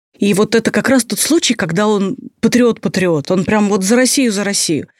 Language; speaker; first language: Russian; native; Russian